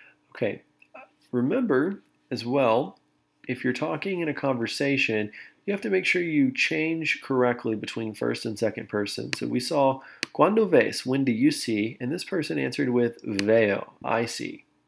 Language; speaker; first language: English; native; English